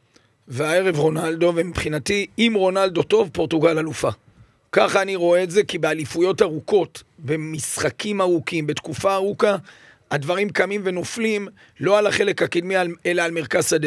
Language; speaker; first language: Hebrew; native; Hebrew